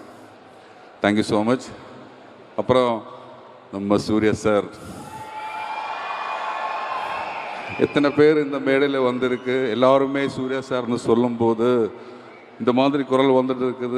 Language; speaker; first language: Tamil; non-native, learner; Malayalam